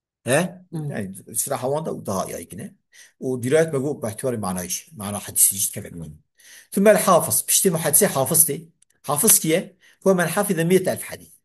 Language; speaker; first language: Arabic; non-native, learner; Kurdish